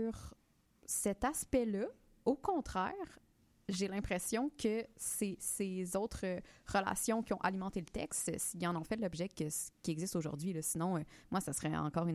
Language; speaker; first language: French; native; French